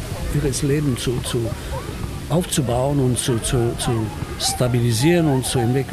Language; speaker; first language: German; non-native, fluent; Romanian